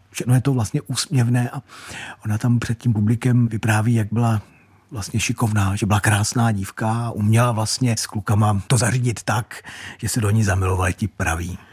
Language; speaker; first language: Czech; native; Czech